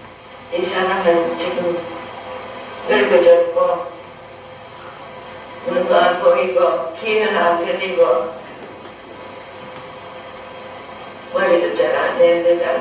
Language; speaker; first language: Korean; non-native, local second language; English